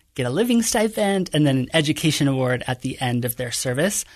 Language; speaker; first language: English; native; English